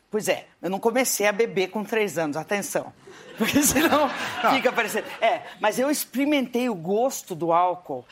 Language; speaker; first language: Portuguese; native; Portuguese